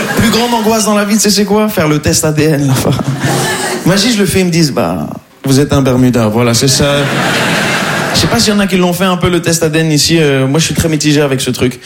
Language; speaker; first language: French; non-native, local second language; Arabic